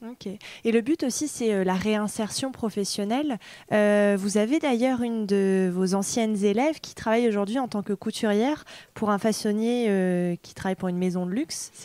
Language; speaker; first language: French; native; French